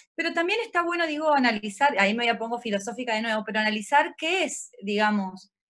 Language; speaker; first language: Spanish; native; Spanish